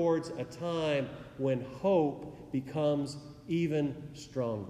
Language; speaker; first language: English; native; English